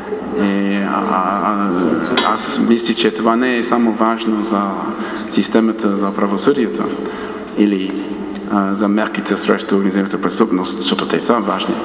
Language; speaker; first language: Bulgarian; non-native, fluent; English